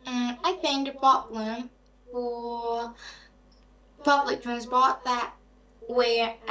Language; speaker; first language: English; non-native, learner; Vietnamese